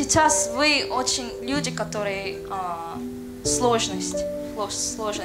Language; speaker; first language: Russian; non-native, learner; Korean